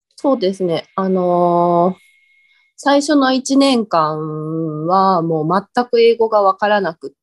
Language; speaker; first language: Japanese; native; Japanese